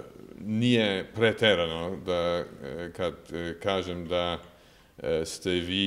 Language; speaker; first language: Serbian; non-native, fluent; English